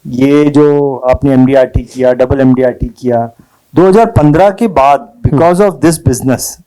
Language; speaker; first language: Hindi; non-native, local second language; Marathi